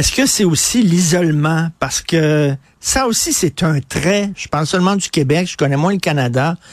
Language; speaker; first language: French; native; French